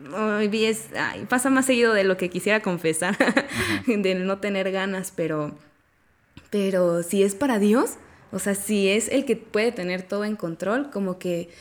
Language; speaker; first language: Spanish; native; Spanish